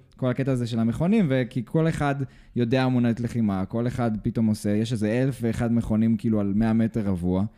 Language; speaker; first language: Hebrew; native; Hebrew